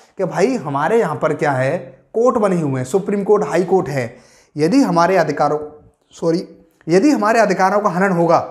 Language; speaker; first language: Hindi; native; Hindi